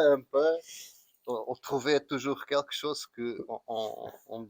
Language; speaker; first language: French; non-native, learner; Portuguese